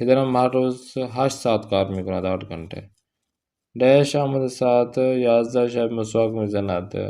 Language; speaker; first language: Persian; non-native, fluent; Urdu